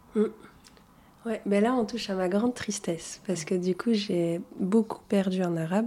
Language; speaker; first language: French; early bilingual, other home language; Arabic